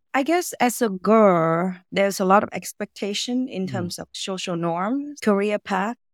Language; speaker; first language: English; non-native, fluent; Vietnamese